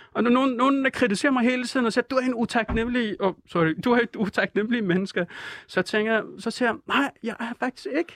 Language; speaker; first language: Danish; non-native, fluent; Persian